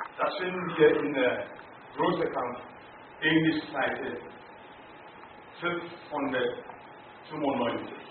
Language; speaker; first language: German; non-native, learner; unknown